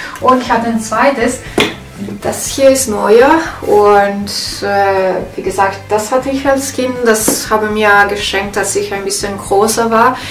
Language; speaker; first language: German; non-native, learner; Italian